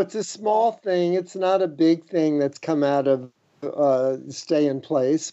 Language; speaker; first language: English; native; English